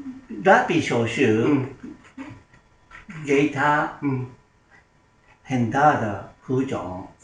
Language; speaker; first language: Chinese; non-native, learner; Japanese